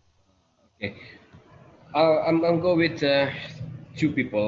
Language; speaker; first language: English; non-native, learner; Indonesian